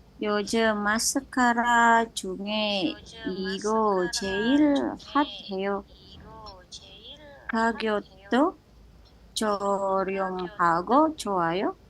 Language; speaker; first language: Korean; non-native, learner; Indonesian